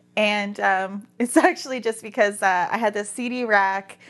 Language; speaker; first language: English; native; English